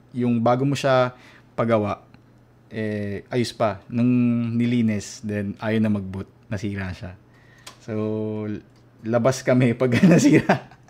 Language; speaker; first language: Filipino; non-native, local second language; Cebuano